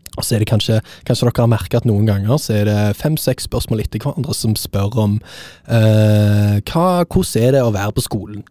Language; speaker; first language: Norwegian; native; Norwegian